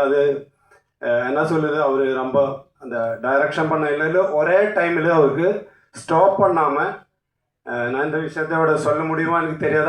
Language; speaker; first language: Tamil; non-native, learner; Malayalam